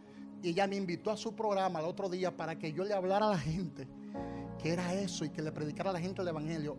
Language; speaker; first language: Spanish; native; Spanish